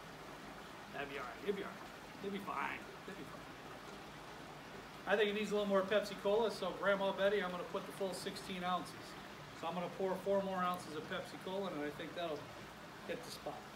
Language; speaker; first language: English; native; English